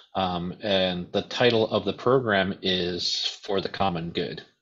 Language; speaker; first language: English; native; English